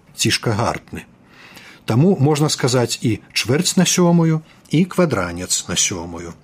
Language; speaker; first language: Belarusian; native; Belarusian